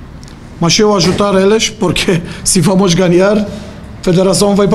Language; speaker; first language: Portuguese; non-native, learner; Romanian